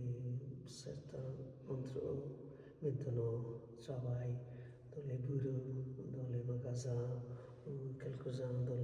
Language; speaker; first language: French; non-native, fluent; Bangla